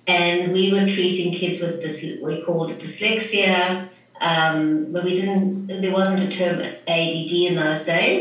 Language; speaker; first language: English; native; English